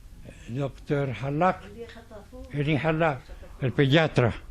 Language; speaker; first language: Spanish; non-native, fluent; Arabic